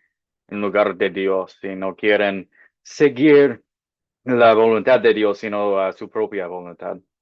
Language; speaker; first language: Spanish; non-native, fluent; English